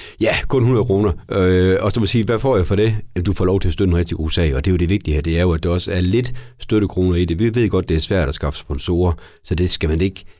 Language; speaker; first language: Danish; native; Danish